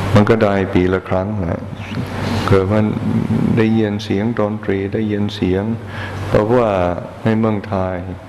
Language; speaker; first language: Thai; non-native, fluent; English